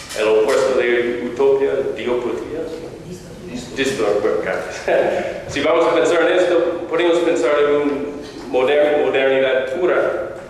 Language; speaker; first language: Spanish; non-native, fluent; English